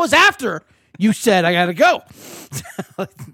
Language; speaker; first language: English; native; English